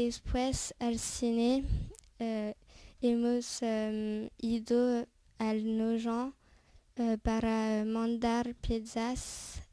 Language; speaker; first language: Spanish; non-native, learner; French